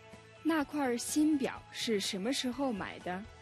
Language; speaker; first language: Chinese; non-native, fluent; Mongolian